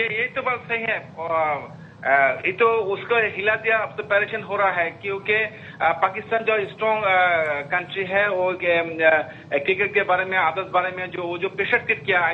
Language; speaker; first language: Hindi; non-native, learner; Bangla